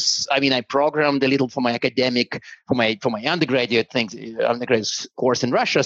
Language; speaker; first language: English; non-native, fluent; Russian